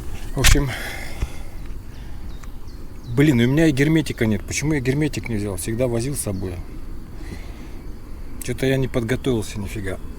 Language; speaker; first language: Russian; native; Russian